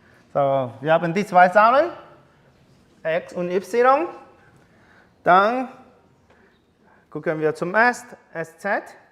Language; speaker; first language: German; non-native, learner; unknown